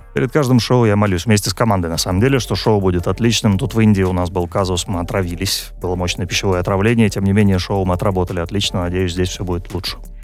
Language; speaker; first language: Russian; native; Russian